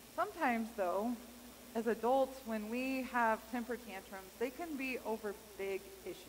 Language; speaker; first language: English; native; English